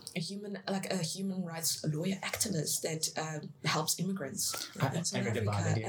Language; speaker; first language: English; early bilingual, other home language; Chinese